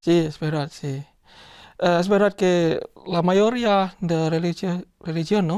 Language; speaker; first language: Spanish; non-native, learner; Indonesian